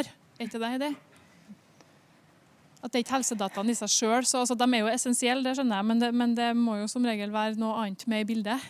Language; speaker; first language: Norwegian; native; Norwegian